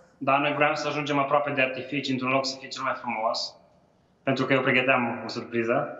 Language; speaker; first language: Romanian; native; Romanian